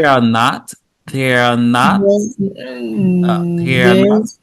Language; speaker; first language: English; non-native, fluent; Haitian Creole